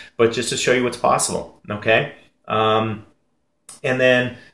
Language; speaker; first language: English; native; English